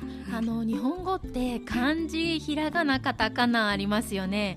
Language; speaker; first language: Japanese; native; Japanese